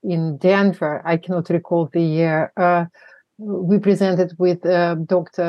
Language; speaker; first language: English; non-native, fluent; Russian